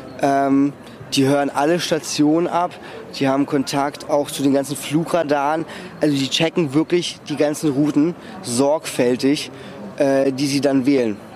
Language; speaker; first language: German; early bilingual, other home language; Russian